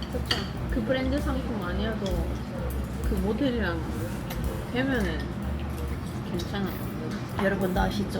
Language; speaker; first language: Korean; non-native, fluent; Swedish